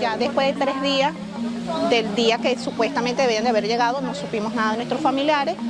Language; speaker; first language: Spanish; native; Spanish